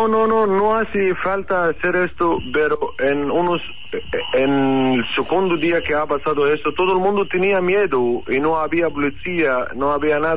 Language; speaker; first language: Spanish; non-native, learner; Arabic